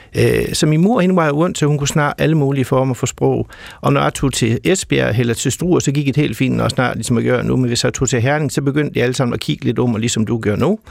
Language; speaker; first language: Danish; native; Danish